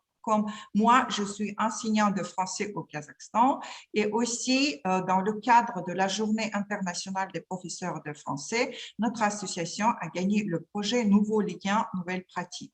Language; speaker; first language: French; non-native, fluent; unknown